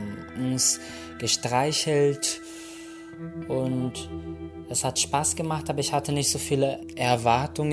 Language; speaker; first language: German; non-native, fluent; Portuguese